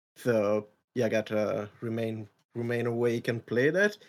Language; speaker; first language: English; non-native, fluent; Italian